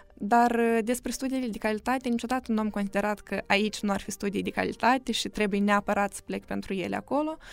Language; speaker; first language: Romanian; native; Romanian